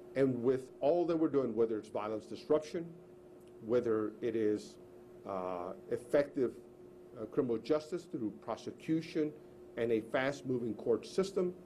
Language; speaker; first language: English; early bilingual, other home language; Spanish